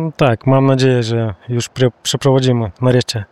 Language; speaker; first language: Polish; non-native, learner; Russian